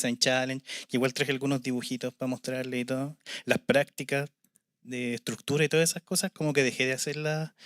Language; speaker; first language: Spanish; native; Spanish